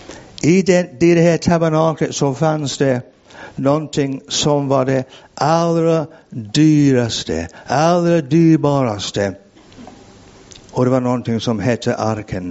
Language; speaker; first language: Swedish; non-native, fluent; English